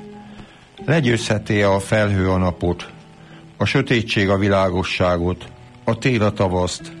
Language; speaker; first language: Hungarian; native; Hungarian